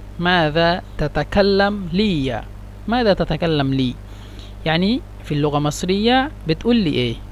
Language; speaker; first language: Egyptian Arabic; non-native, learner; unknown